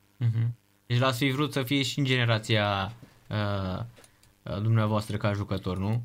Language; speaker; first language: Romanian; native; Romanian